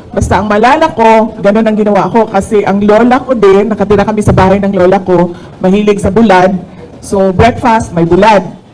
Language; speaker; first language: Filipino; non-native, local second language; Cebuano